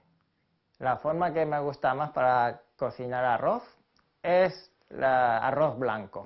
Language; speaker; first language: Spanish; non-native, fluent; Japanese